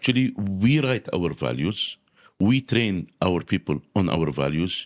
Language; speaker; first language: English; non-native, local second language; Arabic